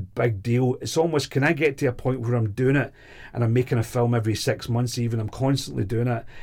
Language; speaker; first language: English; native; English